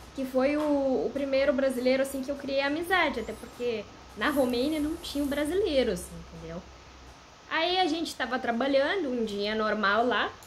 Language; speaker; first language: Portuguese; non-native, fluent; Romanian